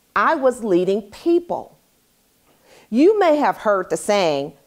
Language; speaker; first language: English; native; English